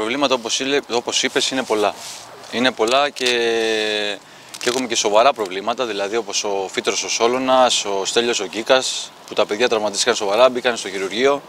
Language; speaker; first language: Greek; native; Greek